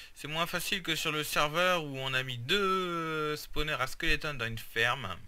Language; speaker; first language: French; native; French